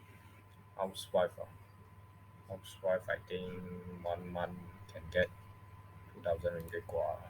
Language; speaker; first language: English; non-native, local second language; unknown